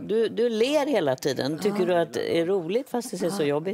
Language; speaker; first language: Swedish; native; Swedish